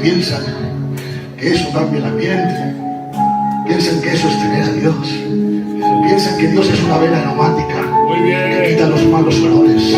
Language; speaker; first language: Spanish; native; Spanish